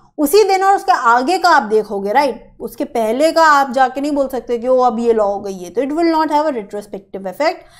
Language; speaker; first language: Hindi; native; Hindi